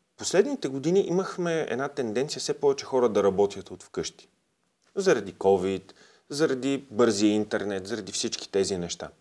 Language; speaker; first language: Bulgarian; native; Bulgarian